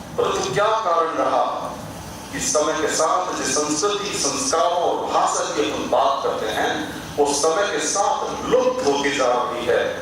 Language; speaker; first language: Hindi; native; Hindi